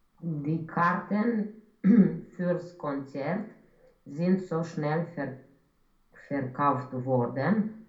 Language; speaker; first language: German; non-native, learner; Romanian